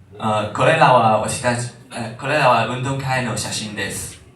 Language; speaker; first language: Japanese; non-native, learner; Chinese